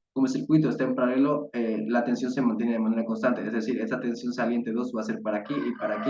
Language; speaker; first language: Spanish; native; Spanish